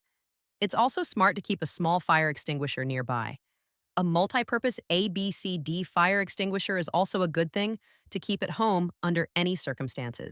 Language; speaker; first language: English; native; English